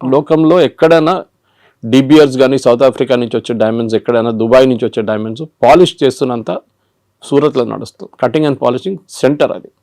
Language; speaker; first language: Telugu; non-native, local second language; Malayalam